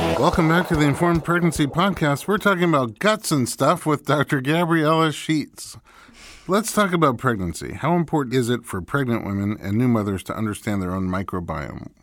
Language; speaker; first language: English; native; English